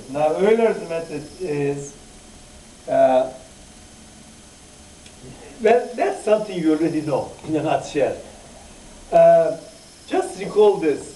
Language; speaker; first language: English; non-native, fluent; Turkish